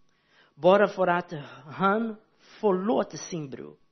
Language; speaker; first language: Swedish; non-native, learner; Portuguese